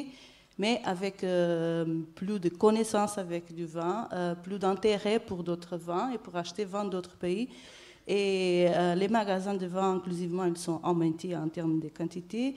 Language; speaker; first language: French; non-native, fluent; Portuguese